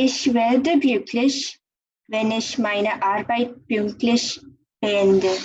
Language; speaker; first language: German; non-native, learner; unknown